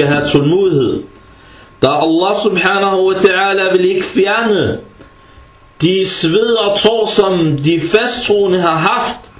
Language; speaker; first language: Danish; early bilingual, other home language; Arabic